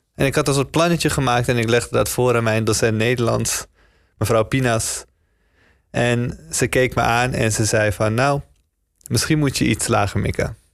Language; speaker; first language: Dutch; native; Dutch